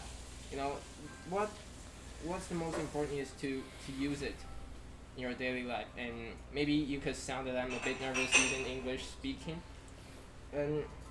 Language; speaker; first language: English; non-native, fluent; Chinese